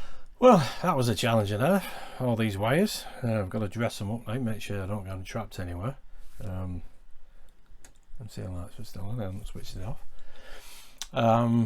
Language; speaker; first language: English; native; English